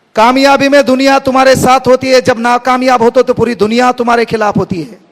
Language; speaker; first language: Hindi; non-native, local second language; Marathi